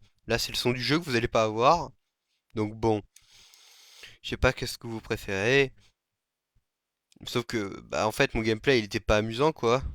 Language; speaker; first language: French; native; French